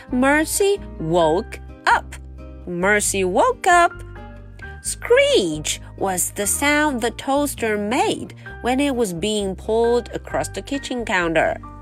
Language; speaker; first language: English; non-native, fluent; Chinese